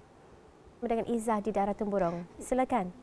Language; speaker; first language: Malay; native; Malay